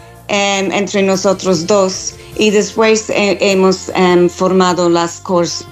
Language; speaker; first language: Spanish; non-native, fluent; English